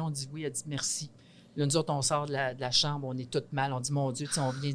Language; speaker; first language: French; native; French